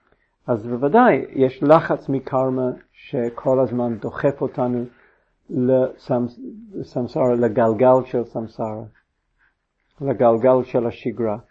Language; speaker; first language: Hebrew; non-native, fluent; English